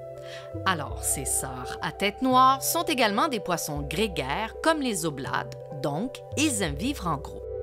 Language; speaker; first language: French; native; French